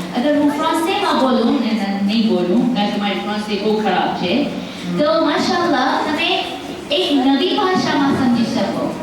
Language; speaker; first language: Gujarati; early bilingual, heritage; Gujarati